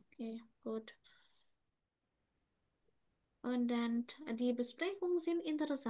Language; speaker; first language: German; non-native, fluent; Indonesian